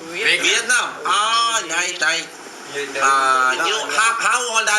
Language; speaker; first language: English; non-native, local second language; Malayalam